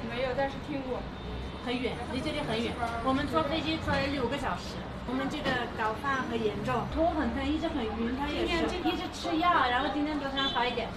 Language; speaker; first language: Chinese; non-native, fluent; Italian